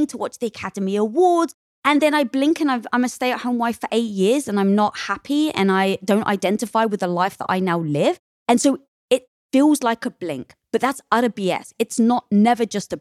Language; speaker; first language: English; native; English